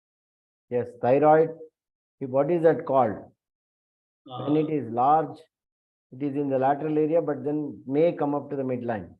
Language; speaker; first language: English; non-native, local second language; Kannada